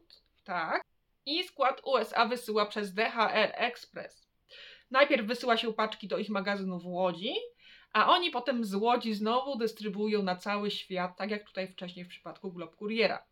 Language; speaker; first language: Polish; native; Polish